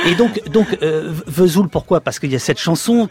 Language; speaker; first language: French; native; French